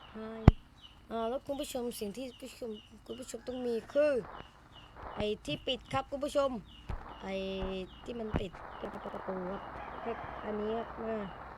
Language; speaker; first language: Thai; native; Thai